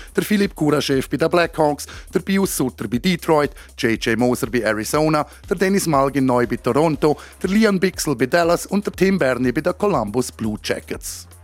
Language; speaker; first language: German; native; German